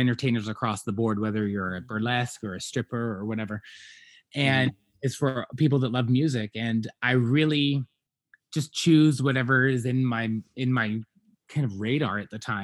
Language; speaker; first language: English; native; English